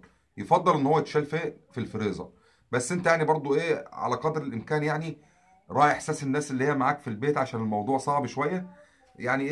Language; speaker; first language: Arabic; native; Arabic